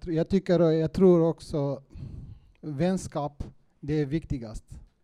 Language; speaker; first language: Swedish; non-native, fluent; Central Kurdish